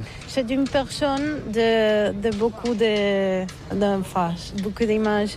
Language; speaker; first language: French; non-native, learner; Catalan